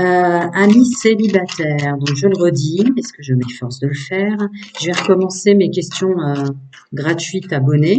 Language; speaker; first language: French; native; French